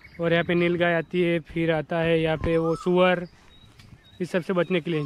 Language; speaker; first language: Hindi; non-native, local second language; Gujarati